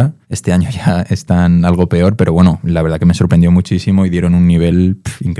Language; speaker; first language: Spanish; native; Spanish